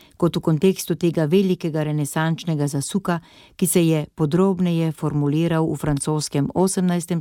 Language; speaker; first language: Slovenian; native; Slovenian